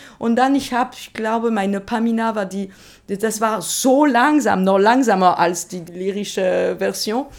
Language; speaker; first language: German; non-native, learner; French